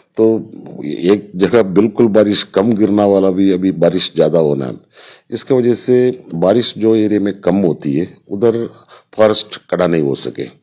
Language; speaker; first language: Hindi; non-native, local second language; Gujarati